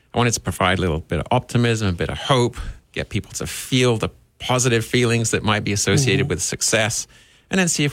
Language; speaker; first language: English; native; English